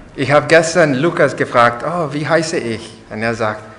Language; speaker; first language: German; non-native, learner; English